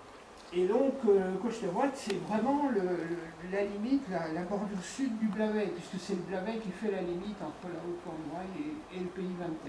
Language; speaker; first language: French; native; French